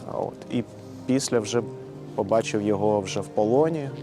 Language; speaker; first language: Ukrainian; non-native, local second language; Russian